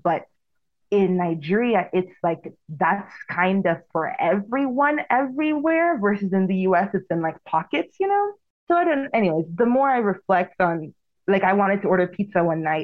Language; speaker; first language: English; early bilingual, other home language; Igbo